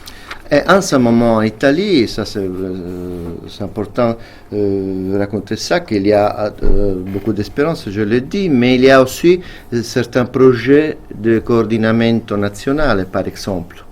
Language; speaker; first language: French; non-native, fluent; Italian